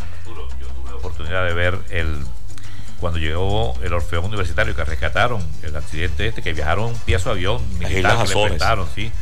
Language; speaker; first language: Spanish; native; Spanish